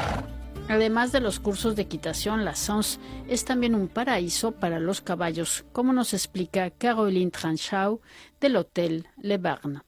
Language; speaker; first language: Spanish; native; Spanish